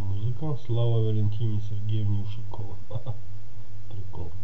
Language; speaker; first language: Russian; native; Russian